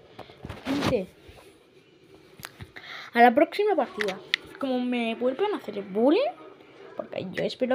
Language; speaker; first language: Spanish; native; Spanish